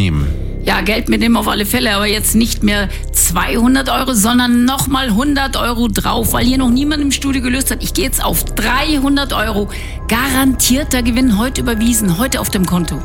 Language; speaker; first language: German; native; German